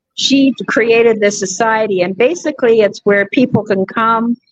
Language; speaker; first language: English; native; English